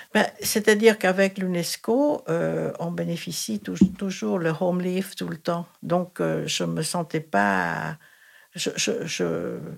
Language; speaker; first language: French; non-native, fluent; Thai